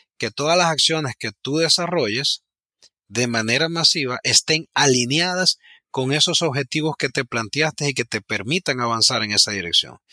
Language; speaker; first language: Spanish; native; Spanish